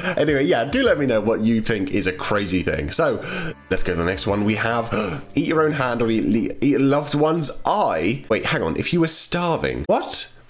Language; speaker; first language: English; native; English